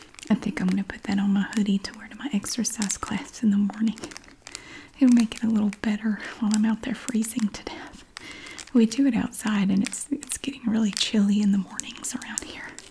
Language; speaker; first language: English; native; English